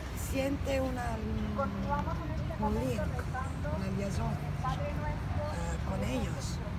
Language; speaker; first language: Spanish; non-native, learner; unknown